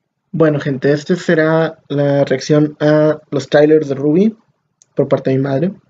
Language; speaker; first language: Spanish; native; Spanish